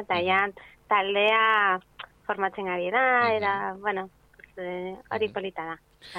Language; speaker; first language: Basque; non-native, fluent; Spanish